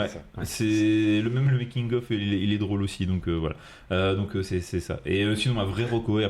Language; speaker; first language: French; native; French